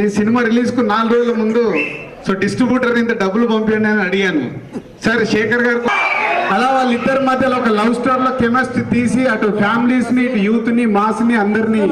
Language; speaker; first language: Telugu; native; Telugu